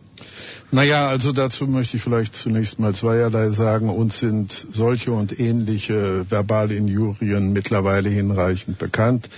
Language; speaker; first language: German; native; German